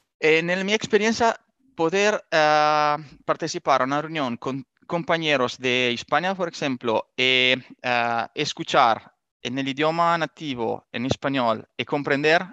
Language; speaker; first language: Spanish; non-native, learner; Italian